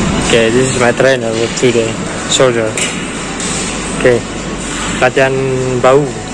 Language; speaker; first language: English; non-native, learner; Indonesian